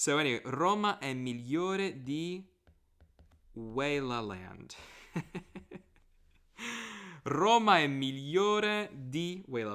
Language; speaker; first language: Italian; non-native, fluent; English